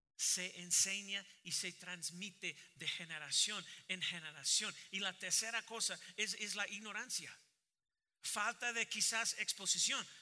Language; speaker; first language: Spanish; non-native, fluent; English